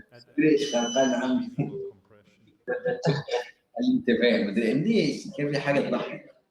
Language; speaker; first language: Arabic; native; Arabic